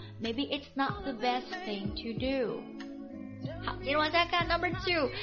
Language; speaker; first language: English; non-native, fluent; Chinese